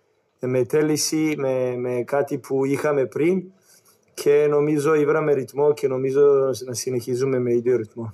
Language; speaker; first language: Greek; non-native, learner; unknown